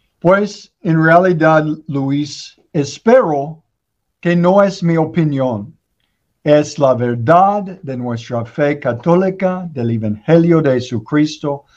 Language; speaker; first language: Spanish; non-native, learner; English